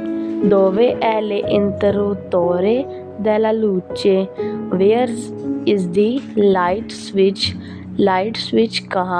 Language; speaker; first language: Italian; non-native, learner; Urdu